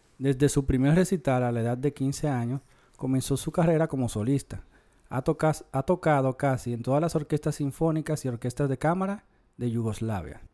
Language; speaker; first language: Spanish; native; Spanish